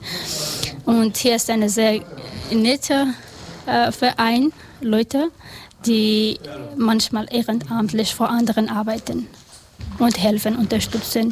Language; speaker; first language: German; non-native, learner; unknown